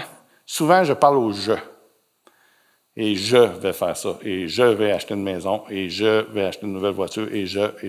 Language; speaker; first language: French; native; French